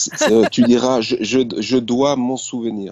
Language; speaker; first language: French; native; French